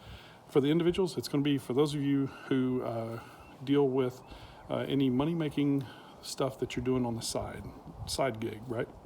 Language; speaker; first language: English; native; English